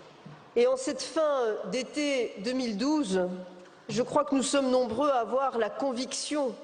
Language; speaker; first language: French; native; French